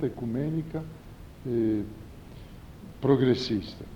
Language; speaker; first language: Italian; non-native, fluent; Portuguese